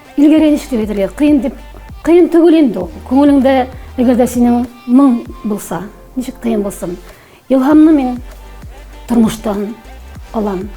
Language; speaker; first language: Tatar; native; Tatar